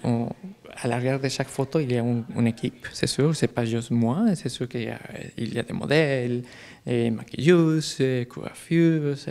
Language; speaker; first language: French; non-native, learner; Spanish